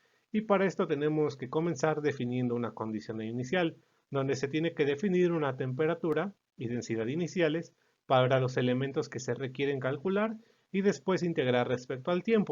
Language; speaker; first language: Spanish; native; Spanish